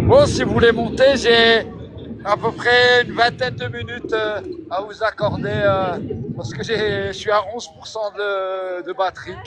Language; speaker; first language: French; native; French